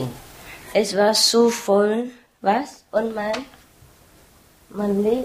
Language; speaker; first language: German; non-native, learner; Vietnamese